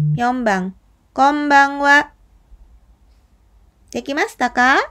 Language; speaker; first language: Japanese; non-native, fluent; Indonesian